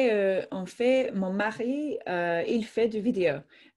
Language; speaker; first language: French; non-native, fluent; English